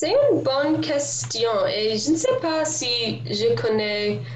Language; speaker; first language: French; non-native, learner; English